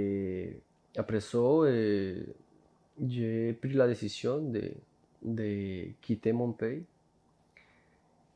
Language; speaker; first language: French; non-native, learner; Spanish